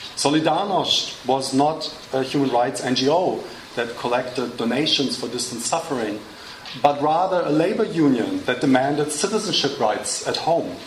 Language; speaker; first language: English; non-native, fluent; German